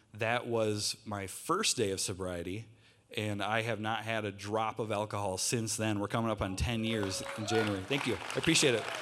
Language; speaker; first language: English; native; English